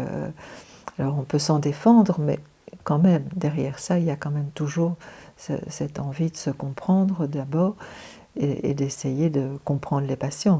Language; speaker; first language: French; native; French